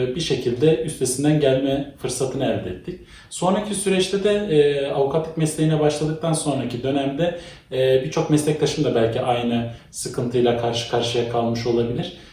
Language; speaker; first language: Turkish; native; Turkish